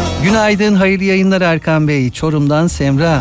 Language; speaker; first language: Turkish; native; Turkish